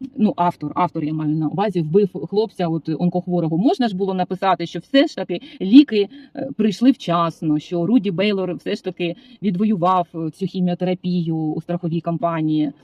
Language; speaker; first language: Ukrainian; non-native, local second language; Russian